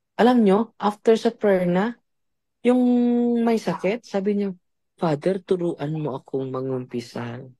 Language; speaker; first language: Filipino; non-native, local second language; Cebuano